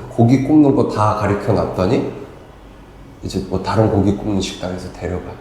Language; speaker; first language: Korean; native; Korean